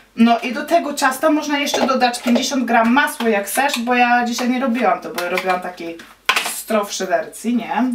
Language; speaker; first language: Polish; non-native, learner; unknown